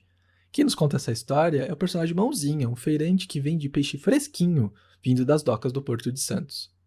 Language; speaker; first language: Portuguese; native; Portuguese